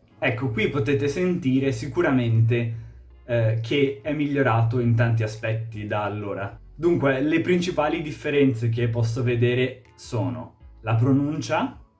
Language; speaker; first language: Italian; native; Italian